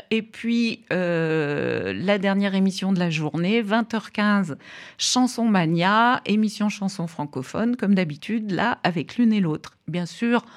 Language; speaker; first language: French; non-native, fluent; English